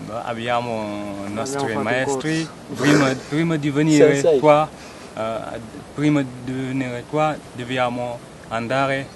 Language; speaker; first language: Italian; non-native, learner; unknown